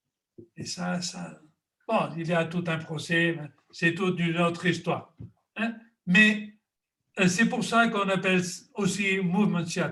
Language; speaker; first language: French; non-native, fluent; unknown